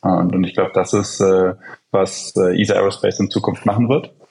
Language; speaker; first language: German; native; German